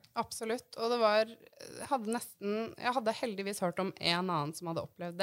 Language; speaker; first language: Norwegian; native; Norwegian